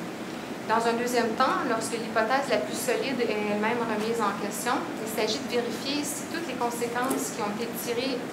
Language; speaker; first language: French; native; French